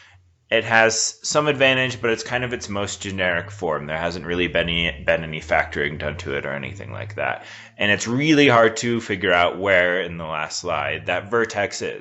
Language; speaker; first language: English; native; English